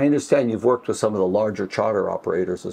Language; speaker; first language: English; native; English